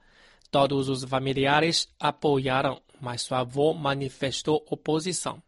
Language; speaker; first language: Portuguese; non-native, fluent; Chinese